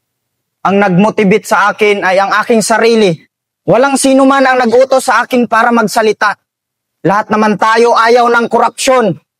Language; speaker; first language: Filipino; native; Filipino